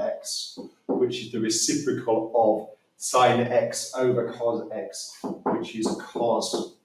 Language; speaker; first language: English; native; English